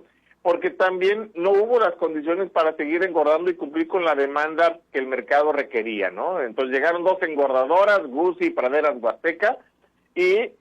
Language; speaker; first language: Spanish; native; Spanish